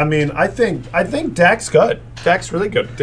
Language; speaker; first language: English; native; English